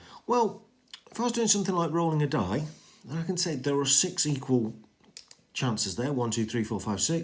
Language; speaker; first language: English; native; English